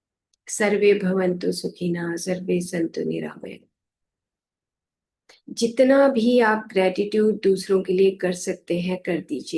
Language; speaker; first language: Hindi; native; Hindi